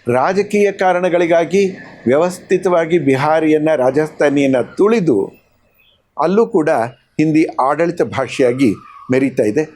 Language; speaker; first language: Kannada; non-native, local second language; Telugu